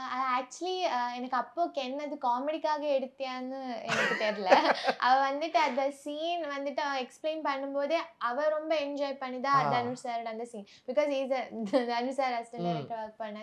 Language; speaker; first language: Tamil; non-native, local second language; Malayalam